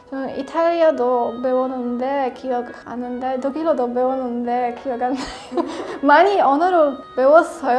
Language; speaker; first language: Korean; non-native, learner; Polish